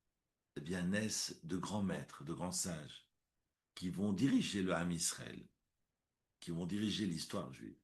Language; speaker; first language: French; native; French